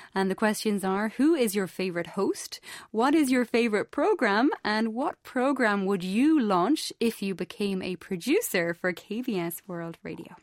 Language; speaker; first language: English; native; English